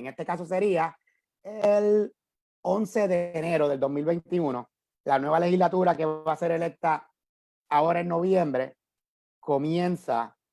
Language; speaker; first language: Spanish; native; Spanish